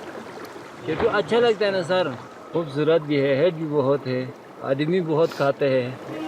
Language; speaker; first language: Hindi; non-native, local second language; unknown